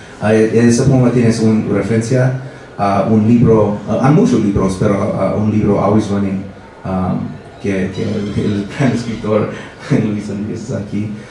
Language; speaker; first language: Spanish; non-native, learner; English